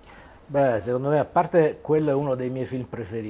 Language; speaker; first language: Italian; native; Italian